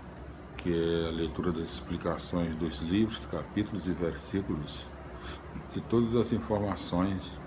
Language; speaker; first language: Portuguese; native; Portuguese